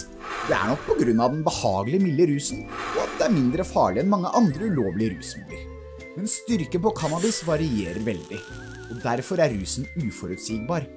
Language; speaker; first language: Norwegian; native; Norwegian